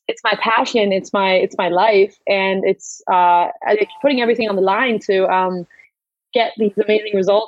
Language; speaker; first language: English; native; English